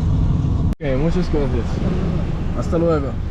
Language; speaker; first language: Spanish; non-native, learner; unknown